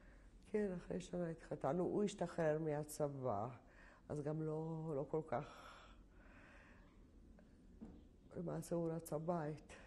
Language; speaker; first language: Hebrew; non-native, fluent; Polish